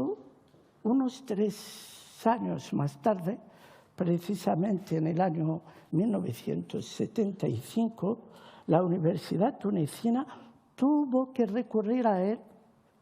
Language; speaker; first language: Spanish; non-native, fluent; Arabic